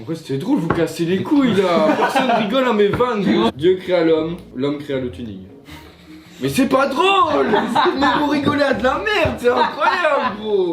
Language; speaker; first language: French; native; French